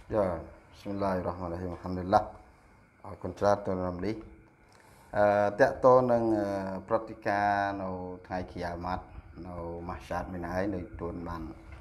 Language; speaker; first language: Khmer; non-native, local second language; Eastern Cham